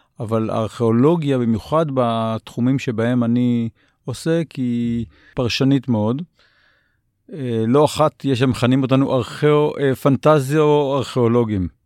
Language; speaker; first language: Hebrew; native; Hebrew